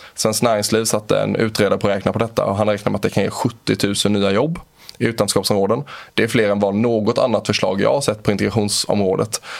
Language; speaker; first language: Swedish; native; Swedish